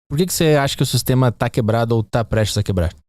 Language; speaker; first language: Portuguese; native; Portuguese